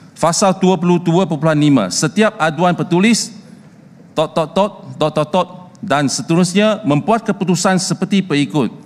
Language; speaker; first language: Malay; non-native, local second language; Chinese